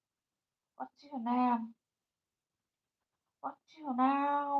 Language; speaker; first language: English; non-native, learner; Kok Borok